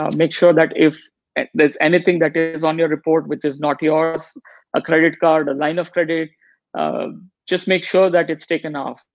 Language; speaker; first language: English; non-native, local second language; Gujarati